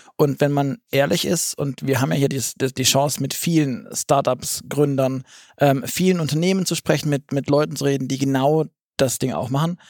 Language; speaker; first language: German; native; German